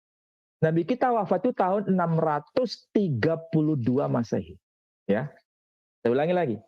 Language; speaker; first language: Indonesian; native; Indonesian